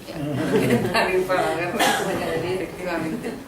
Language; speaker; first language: Spanish; native; Spanish